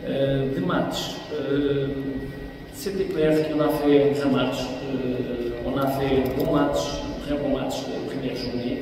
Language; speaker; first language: French; non-native, fluent; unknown